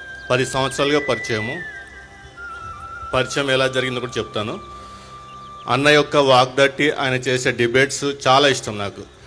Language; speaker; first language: Telugu; non-native, local second language; Urdu